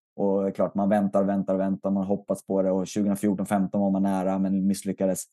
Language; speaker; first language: Swedish; native; Swedish